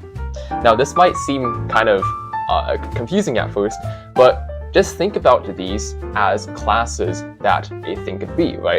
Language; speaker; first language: English; native; English